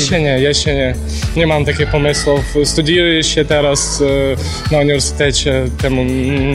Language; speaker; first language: Polish; non-native, learner; Ukrainian